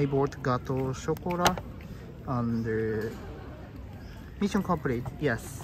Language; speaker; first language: English; non-native, learner; Japanese